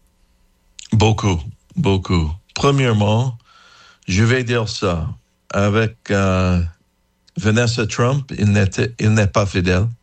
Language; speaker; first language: French; non-native, learner; English